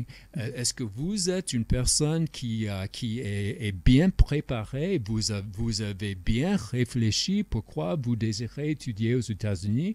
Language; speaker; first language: French; non-native, fluent; English